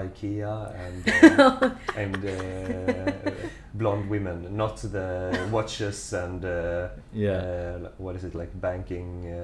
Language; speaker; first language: English; non-native, fluent; Swedish